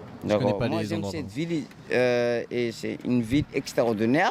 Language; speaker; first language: French; non-native, local second language; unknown